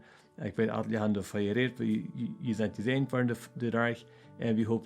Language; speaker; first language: German; non-native, learner; Plautdietsch